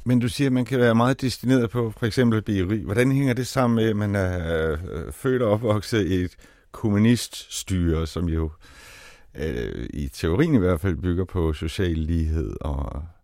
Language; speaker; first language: Danish; native; Danish